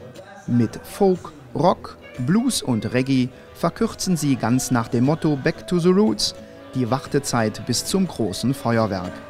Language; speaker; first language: German; native; German